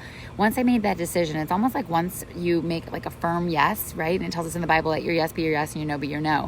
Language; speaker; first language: English; native; English